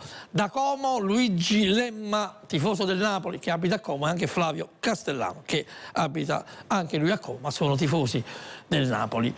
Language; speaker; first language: Italian; native; Italian